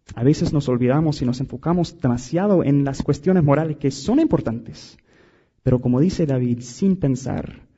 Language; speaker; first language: Spanish; non-native, fluent; English